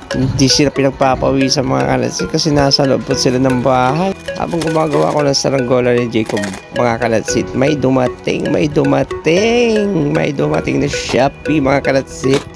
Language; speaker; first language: Filipino; non-native, local second language; Pangasinan